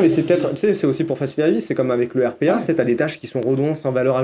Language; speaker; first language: French; native; French